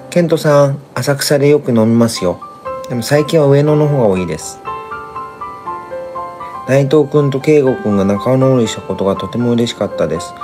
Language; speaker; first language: Japanese; native; Japanese